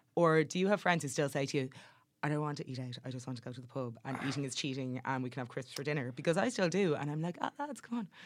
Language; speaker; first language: English; native; English